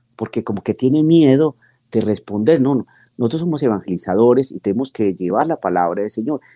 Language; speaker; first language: Spanish; native; Spanish